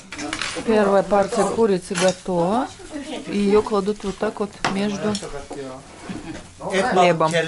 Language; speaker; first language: Russian; native; Russian